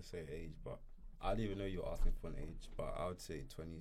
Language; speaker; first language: English; native; English